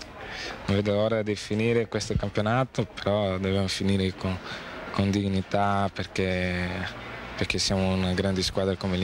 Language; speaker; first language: Italian; non-native, fluent; Portuguese